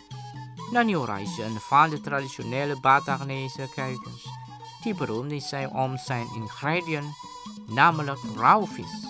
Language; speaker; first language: Dutch; non-native, fluent; Indonesian